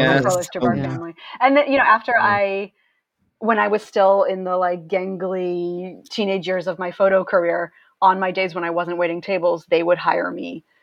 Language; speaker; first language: English; native; English